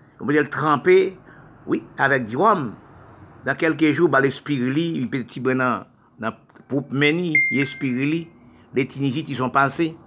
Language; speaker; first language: French; non-native, local second language; Haitian Creole